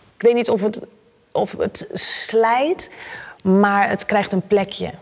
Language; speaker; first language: Dutch; native; Dutch